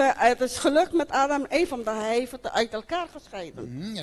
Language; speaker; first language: Dutch; non-native, local second language; Papiamento